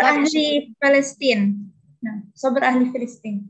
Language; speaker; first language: Arabic; non-native, learner; Indonesian